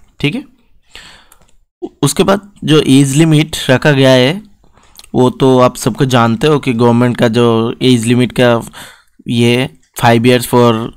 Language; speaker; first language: Hindi; non-native, local second language; Bangla